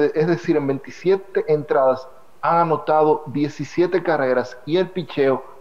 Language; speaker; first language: Spanish; native; Spanish